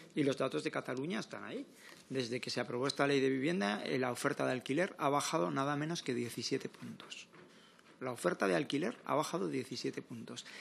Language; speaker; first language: Spanish; native; Spanish